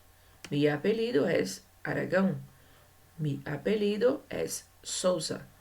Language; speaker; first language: Spanish; non-native, learner; Portuguese